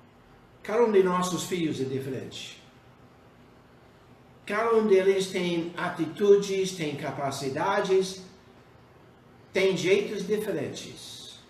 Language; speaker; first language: Portuguese; non-native, fluent; English